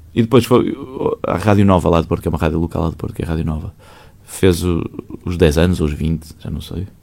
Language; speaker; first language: Portuguese; native; Portuguese